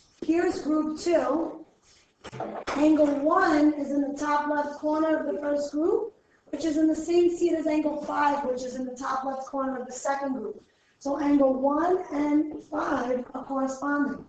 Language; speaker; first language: English; native; English